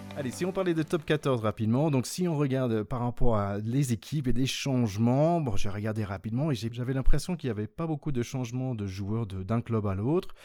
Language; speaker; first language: French; non-native, fluent; English